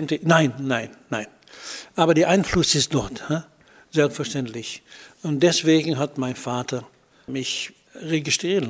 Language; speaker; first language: German; non-native, fluent; Dutch